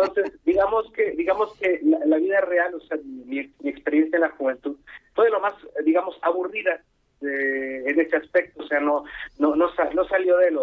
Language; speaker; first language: Spanish; native; Spanish